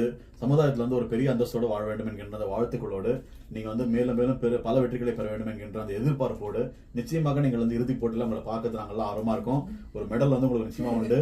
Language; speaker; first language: Tamil; native; Tamil